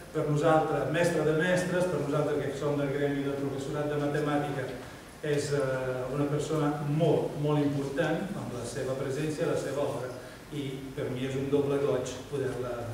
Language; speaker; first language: Catalan; non-native, fluent; Italian